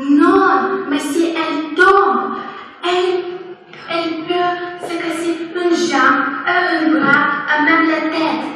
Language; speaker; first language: French; non-native, learner; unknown